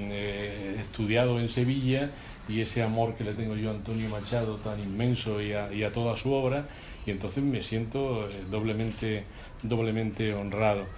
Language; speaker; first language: Spanish; native; Spanish